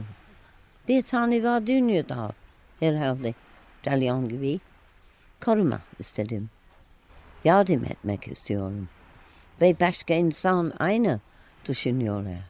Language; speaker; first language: Turkish; non-native, learner; English